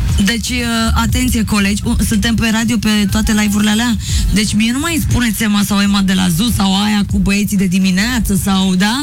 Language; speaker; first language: Romanian; native; Romanian